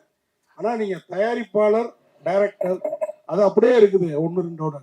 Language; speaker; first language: Tamil; native; Tamil